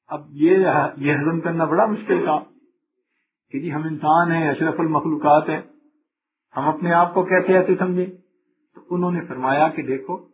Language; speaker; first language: Urdu; non-native, local second language; Punjabi